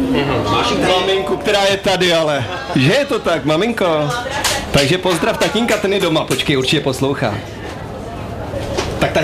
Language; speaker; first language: Czech; native; Czech